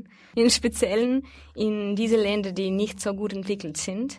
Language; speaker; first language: German; non-native, fluent; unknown